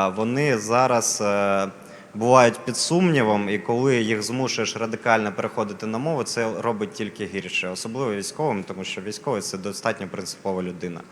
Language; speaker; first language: Ukrainian; non-native, local second language; Russian